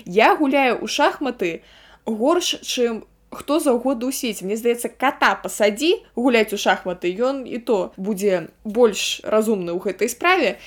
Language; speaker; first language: Belarusian; native; Belarusian